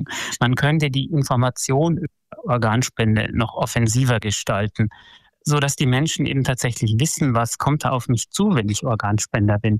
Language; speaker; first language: German; native; German